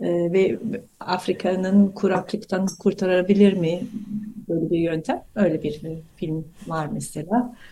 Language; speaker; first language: Turkish; non-native, fluent; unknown